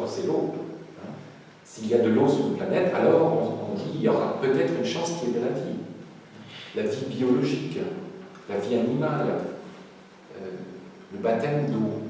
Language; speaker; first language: French; native; French